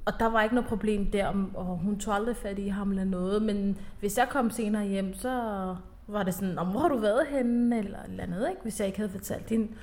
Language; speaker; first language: Danish; early bilingual, other home language; Somali